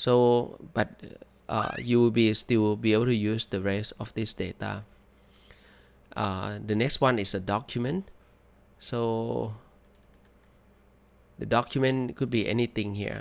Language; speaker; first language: English; non-native, fluent; Thai